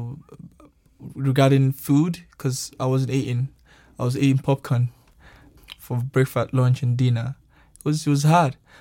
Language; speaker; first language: English; non-native, local second language; Yoruba